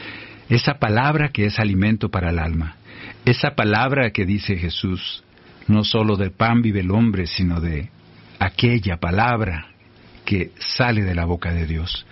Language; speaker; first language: Spanish; native; Spanish